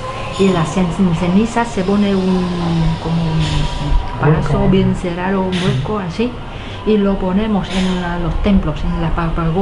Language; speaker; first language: Spanish; non-native, learner; Vietnamese